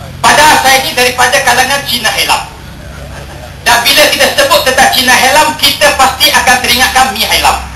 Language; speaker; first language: Malay; non-native, local second language; Chinese